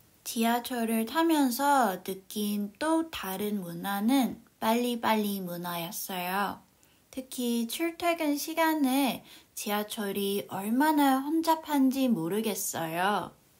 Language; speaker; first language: Korean; non-native, fluent; Cantonese